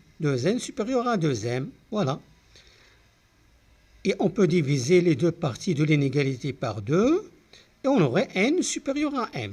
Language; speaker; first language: French; non-native, local second language; Arabic